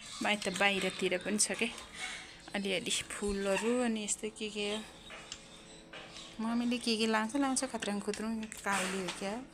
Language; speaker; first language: Nepali; native; Nepali